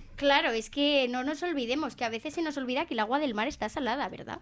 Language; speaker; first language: Spanish; native; Spanish